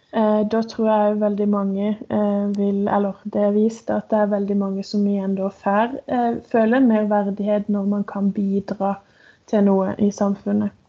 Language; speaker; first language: Norwegian; native; Norwegian